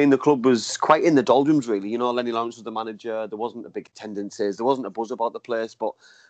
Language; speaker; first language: English; native; English